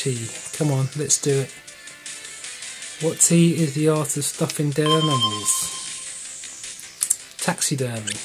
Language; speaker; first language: English; native; English